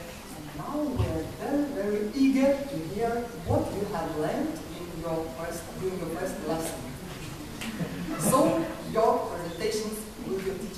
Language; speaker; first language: English; non-native, local second language; Lithuanian